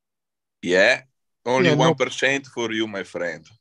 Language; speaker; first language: English; non-native, learner; Italian